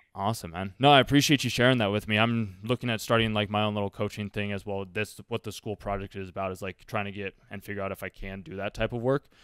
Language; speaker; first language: English; native; English